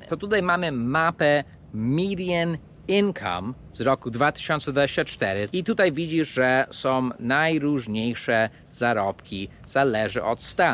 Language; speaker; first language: Polish; non-native, fluent; English